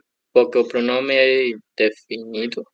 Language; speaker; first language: Portuguese; non-native, learner; Spanish